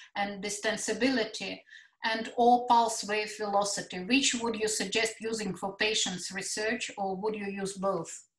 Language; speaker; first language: English; non-native, fluent; Latvian